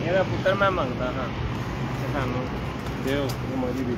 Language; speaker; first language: Hindi; non-native, local second language; Punjabi